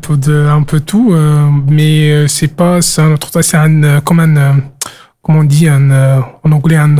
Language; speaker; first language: French; non-native, local second language; Arabic